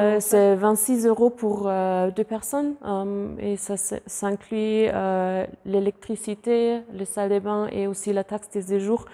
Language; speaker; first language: French; non-native, fluent; German